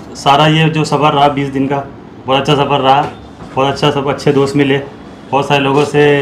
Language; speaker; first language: Hindi; native; Hindi